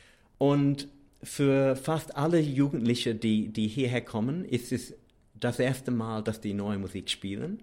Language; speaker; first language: German; non-native, fluent; English